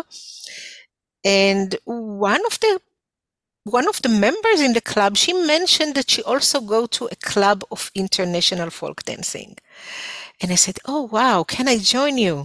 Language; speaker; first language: English; non-native, fluent; Hebrew